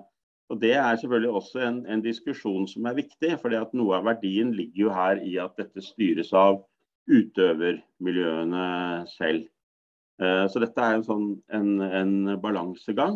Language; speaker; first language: Norwegian; native; Norwegian